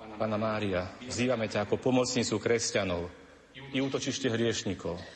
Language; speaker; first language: Slovak; native; Slovak